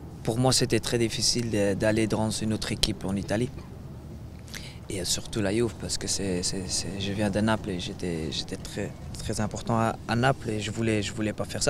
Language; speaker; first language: French; non-native, fluent; Dutch